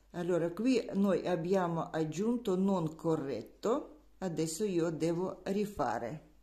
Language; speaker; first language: Italian; non-native, learner; Russian